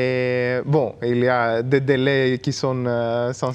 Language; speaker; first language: French; non-native, fluent; Greek